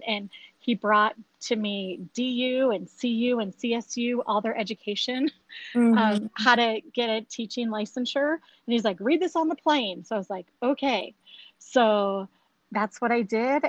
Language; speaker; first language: English; native; English